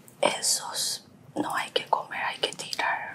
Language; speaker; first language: Spanish; non-native, learner; Korean